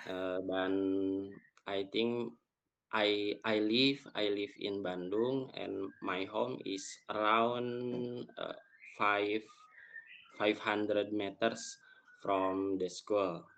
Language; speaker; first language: English; non-native, fluent; Indonesian